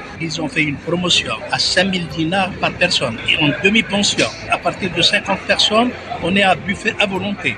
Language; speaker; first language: French; non-native, local second language; Arabic